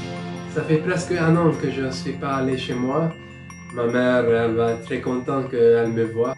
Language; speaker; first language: French; non-native, fluent; Hungarian